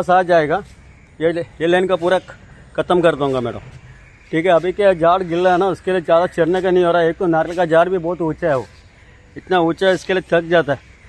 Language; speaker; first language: Hindi; non-native, local second language; Malayalam